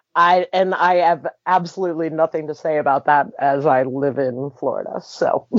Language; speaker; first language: English; early bilingual, other home language; German